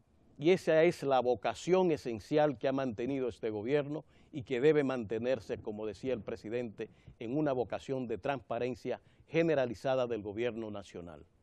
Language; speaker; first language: Spanish; native; Spanish